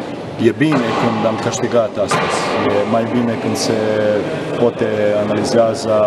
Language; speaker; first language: Romanian; non-native, learner; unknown